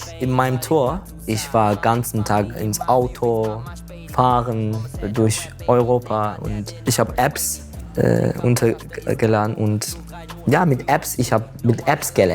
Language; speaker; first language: German; non-native, learner; Turkish